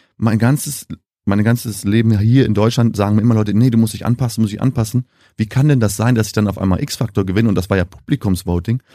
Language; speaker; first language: German; early bilingual, heritage; German